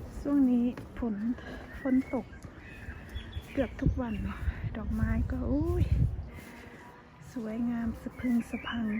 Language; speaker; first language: Thai; non-native, local second language; Lao